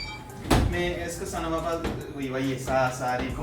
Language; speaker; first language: French; non-native, fluent; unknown